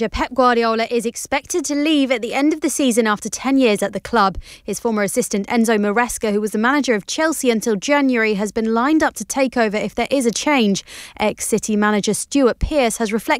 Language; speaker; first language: English; native; English